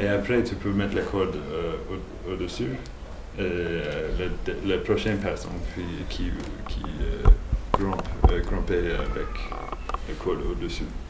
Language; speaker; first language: French; non-native, learner; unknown